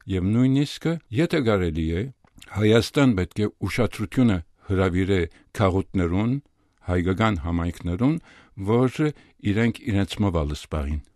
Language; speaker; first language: Armenian; early bilingual, heritage; Armenian